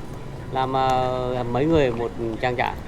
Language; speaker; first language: Vietnamese; native; Vietnamese